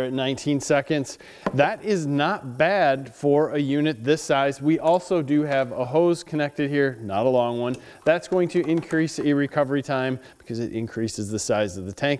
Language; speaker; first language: English; native; English